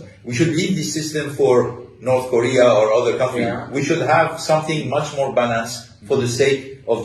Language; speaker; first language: English; non-native, fluent; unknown